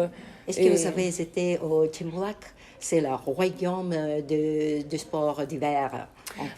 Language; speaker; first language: French; non-native, learner; Kazakh